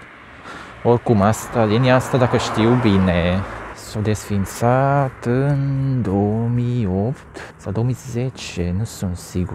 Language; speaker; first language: Romanian; non-native, local second language; Hungarian